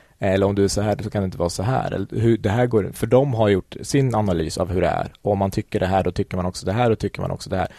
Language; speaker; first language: Swedish; early bilingual, other home language; Kurdish